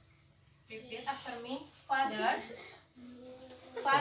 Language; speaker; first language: English; non-native, learner; Indonesian